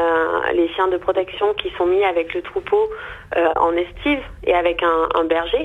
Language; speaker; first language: French; native; French